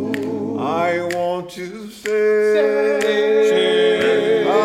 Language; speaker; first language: English; native; English